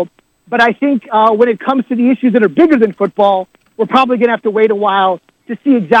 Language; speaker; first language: English; native; English